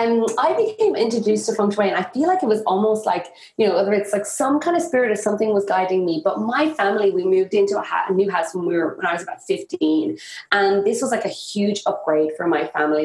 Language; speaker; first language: English; native; English